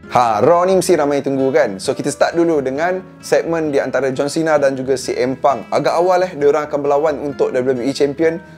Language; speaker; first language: Malay; native; Malay